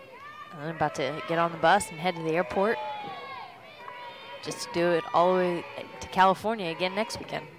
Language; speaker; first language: English; native; English